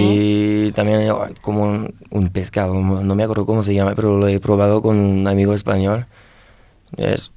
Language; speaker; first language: Spanish; non-native, learner; French